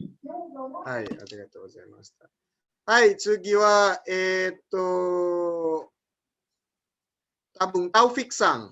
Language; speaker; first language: Japanese; non-native, fluent; Indonesian